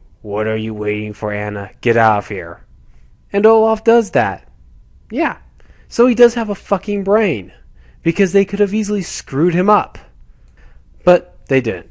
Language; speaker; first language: English; native; English